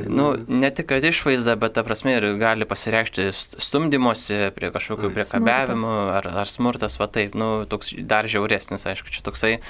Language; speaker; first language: Lithuanian; native; Lithuanian